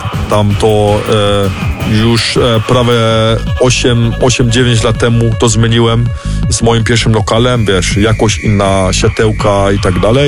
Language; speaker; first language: Polish; early bilingual, heritage; Polish